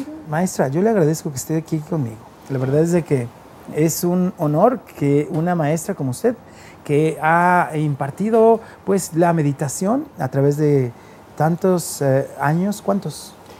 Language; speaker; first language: Spanish; native; Spanish